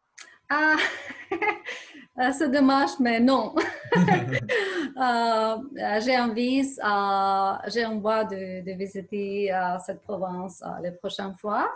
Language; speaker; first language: French; non-native, learner; Ukrainian